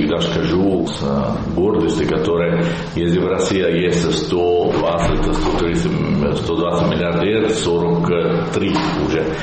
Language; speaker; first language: Russian; non-native, learner; Italian